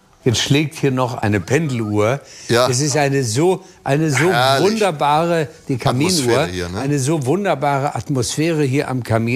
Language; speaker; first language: German; native; German